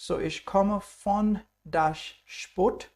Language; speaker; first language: German; non-native, fluent; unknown